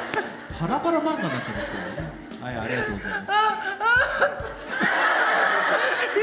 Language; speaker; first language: Japanese; native; Japanese